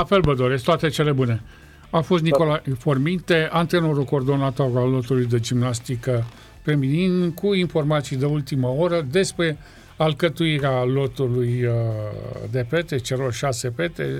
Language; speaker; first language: Romanian; native; Romanian